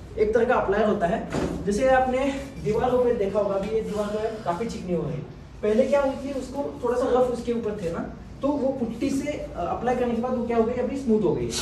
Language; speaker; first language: Hindi; non-native, local second language; Marathi